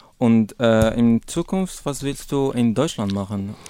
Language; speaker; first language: German; non-native, learner; Arabic